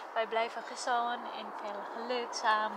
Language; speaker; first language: Dutch; non-native, learner; Indonesian